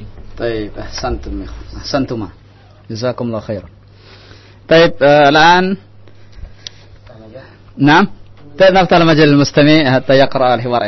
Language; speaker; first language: Arabic; non-native, fluent; Indonesian